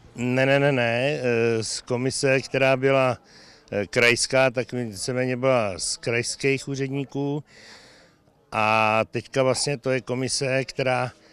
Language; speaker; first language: Czech; native; Czech